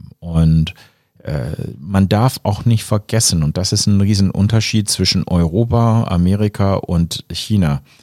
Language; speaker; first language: German; non-native, fluent; English